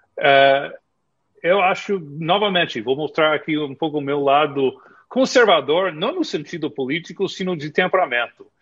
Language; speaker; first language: Portuguese; non-native, fluent; English